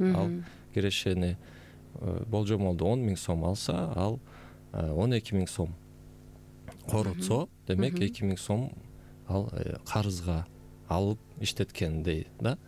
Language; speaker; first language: Kyrgyz; native; Kyrgyz